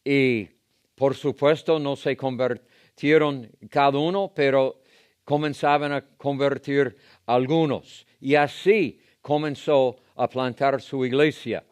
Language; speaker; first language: Spanish; non-native, fluent; English